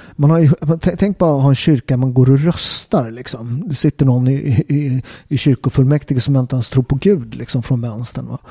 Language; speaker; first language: Swedish; early bilingual, other home language; Italian